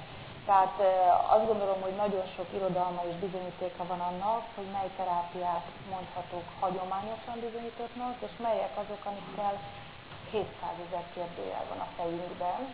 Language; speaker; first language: Hungarian; native; Hungarian